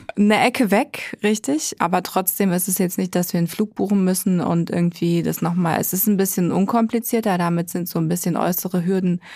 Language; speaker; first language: German; native; German